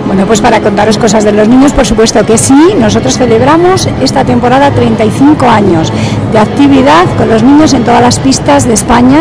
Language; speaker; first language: Spanish; native; Spanish